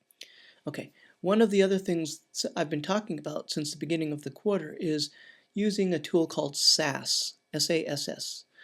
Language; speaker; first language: English; native; English